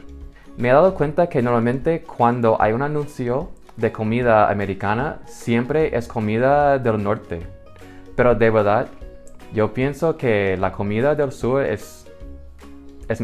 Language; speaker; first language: Spanish; non-native, fluent; English